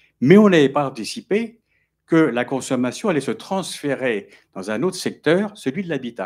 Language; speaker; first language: French; native; French